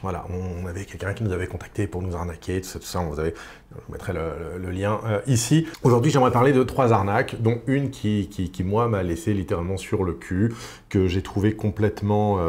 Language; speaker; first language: French; native; French